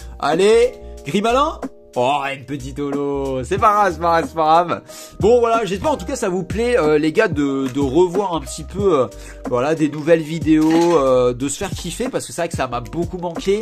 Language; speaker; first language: French; native; French